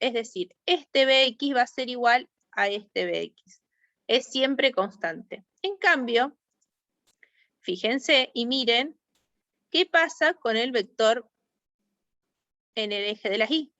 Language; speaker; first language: Spanish; native; Spanish